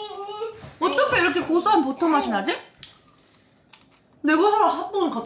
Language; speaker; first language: Korean; native; Korean